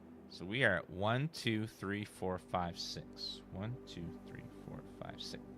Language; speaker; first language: English; native; English